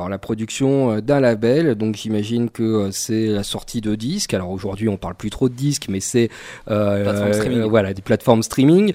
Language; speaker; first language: French; native; French